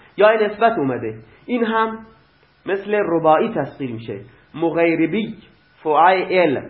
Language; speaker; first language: Persian; native; Persian